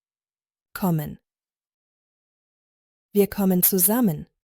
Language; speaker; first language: German; non-native, fluent; Croatian